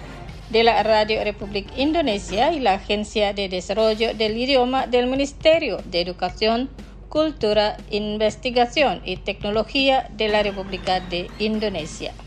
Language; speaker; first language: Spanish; non-native, fluent; Indonesian